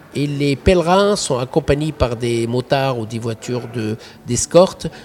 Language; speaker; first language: French; non-native, local second language; Arabic